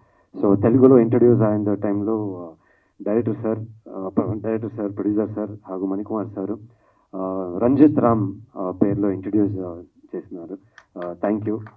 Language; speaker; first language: Telugu; non-native, learner; Kannada